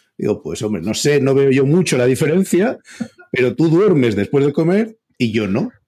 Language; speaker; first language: Spanish; native; Spanish